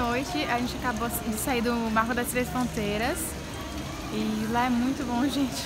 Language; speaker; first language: Portuguese; native; Portuguese